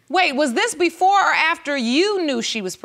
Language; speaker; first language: English; native; English